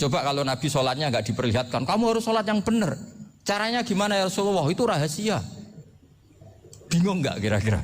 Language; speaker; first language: Indonesian; non-native, local second language; Javanese